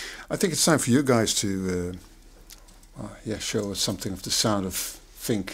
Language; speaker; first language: English; non-native, fluent; Dutch